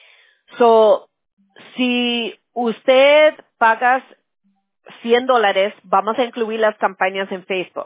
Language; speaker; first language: Spanish; early bilingual, other home language; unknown